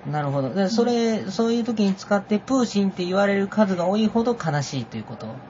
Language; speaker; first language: Japanese; native; Japanese